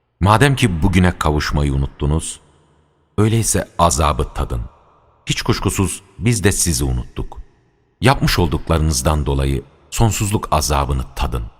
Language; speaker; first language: Turkish; native; Turkish